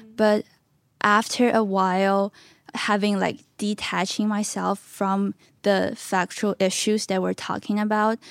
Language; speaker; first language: English; non-native, fluent; Chinese